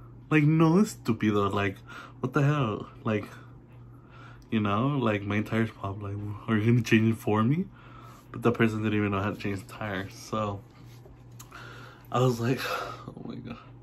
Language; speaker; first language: English; early bilingual, other home language; Spanish